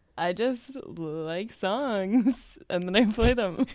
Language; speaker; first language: English; native; English